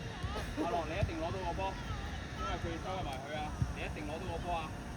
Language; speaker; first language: Cantonese; native; Cantonese